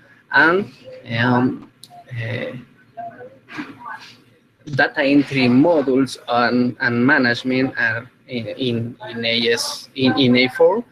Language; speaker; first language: English; non-native, fluent; Spanish